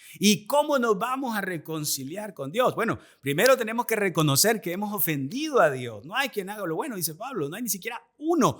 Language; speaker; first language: Spanish; native; Spanish